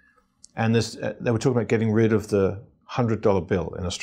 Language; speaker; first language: English; native; English